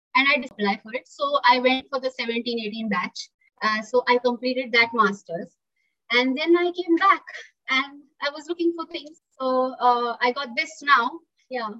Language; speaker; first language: English; non-native, local second language; Marathi